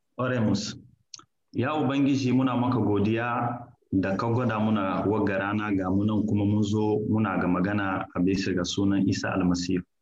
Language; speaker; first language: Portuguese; non-native, fluent; Hausa